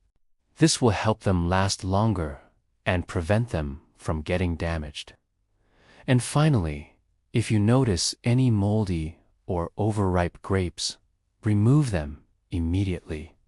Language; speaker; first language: English; native; English